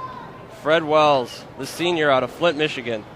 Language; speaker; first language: English; native; English